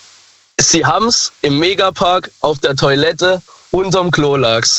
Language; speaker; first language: German; native; German